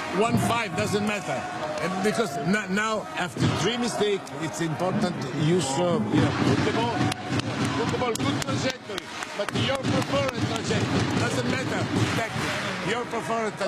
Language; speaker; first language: English; non-native, learner; Italian